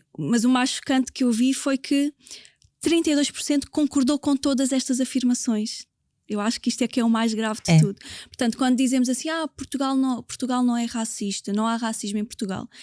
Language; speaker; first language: Portuguese; native; Portuguese